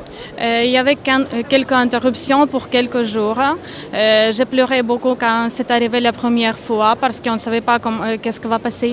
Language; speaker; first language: French; non-native, fluent; Ukrainian